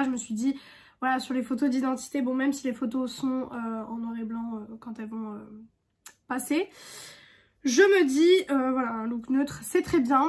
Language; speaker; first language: French; native; French